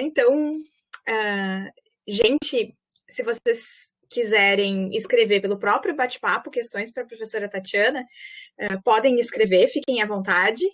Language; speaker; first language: Portuguese; native; Portuguese